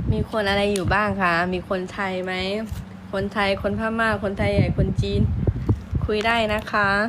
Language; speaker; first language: Thai; non-native, local second language; Shan